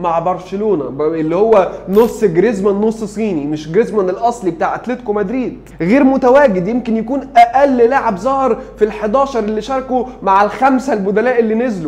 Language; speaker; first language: Arabic; native; Arabic